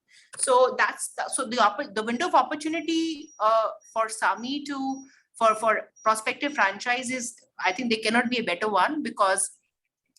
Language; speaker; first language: English; non-native, local second language; Hindi